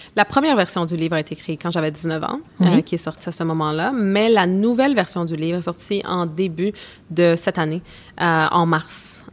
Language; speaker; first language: French; native; French